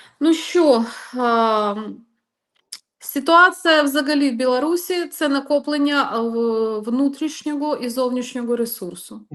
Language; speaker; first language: Ukrainian; non-native, local second language; Russian